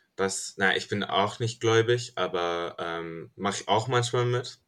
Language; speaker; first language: German; non-native, fluent; Turkish